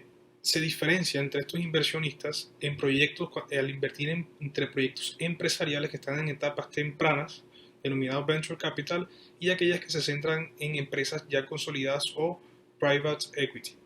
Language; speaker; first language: Spanish; native; Spanish